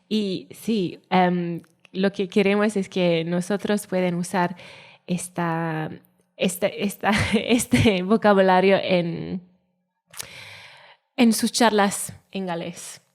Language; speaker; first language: Spanish; non-native, learner; Welsh